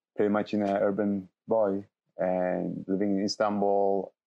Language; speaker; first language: English; non-native, fluent; Turkish